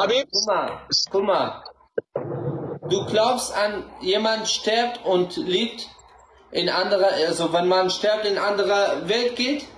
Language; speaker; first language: German; non-native, learner; Central Kurdish